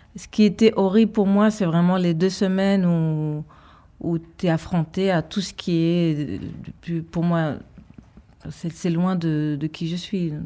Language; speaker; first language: French; early bilingual, heritage; Hebrew